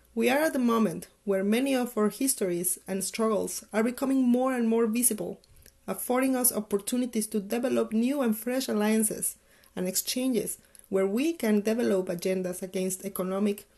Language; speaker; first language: English; non-native, fluent; Spanish